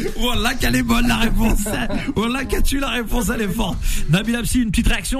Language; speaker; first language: French; native; French